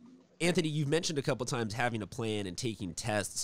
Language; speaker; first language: English; native; English